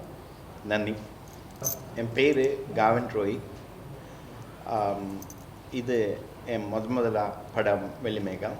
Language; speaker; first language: Tamil; non-native, learner; Malayalam